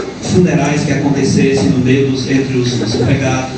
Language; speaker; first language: Portuguese; native; Portuguese